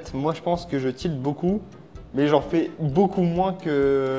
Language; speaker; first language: French; native; French